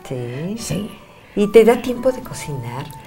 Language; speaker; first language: Spanish; native; Spanish